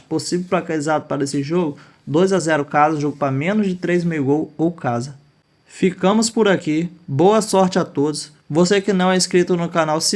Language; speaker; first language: Portuguese; native; Portuguese